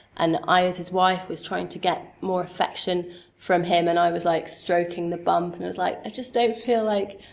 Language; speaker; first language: English; native; English